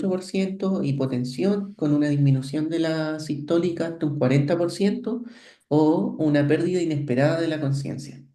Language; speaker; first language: Spanish; native; Spanish